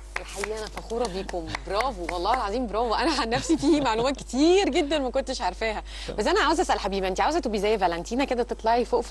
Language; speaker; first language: Arabic; native; Arabic